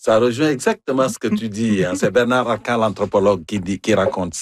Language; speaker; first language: French; native; French